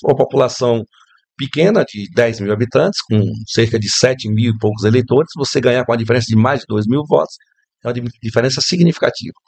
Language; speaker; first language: Portuguese; native; Portuguese